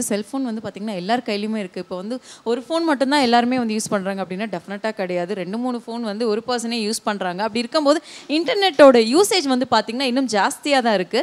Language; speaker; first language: Tamil; native; Tamil